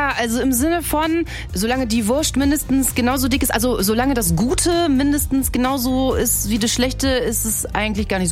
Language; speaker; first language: German; early bilingual, other home language; Polish